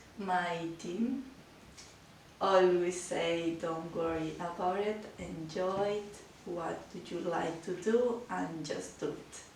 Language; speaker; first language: English; non-native, learner; Spanish